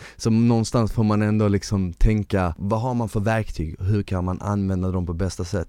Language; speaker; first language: Swedish; early bilingual, other home language; Bosnian